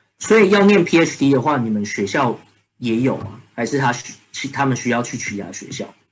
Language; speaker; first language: Chinese; native; Chinese